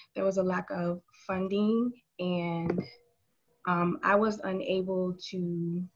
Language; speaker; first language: English; native; English